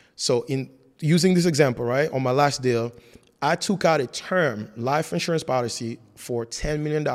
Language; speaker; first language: English; non-native, fluent; French